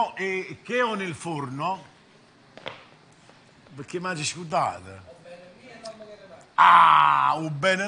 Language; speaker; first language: Italian; native; Italian